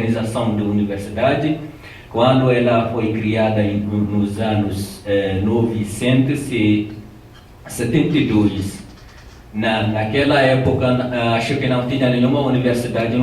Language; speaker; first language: Portuguese; non-native, fluent; Tamasheq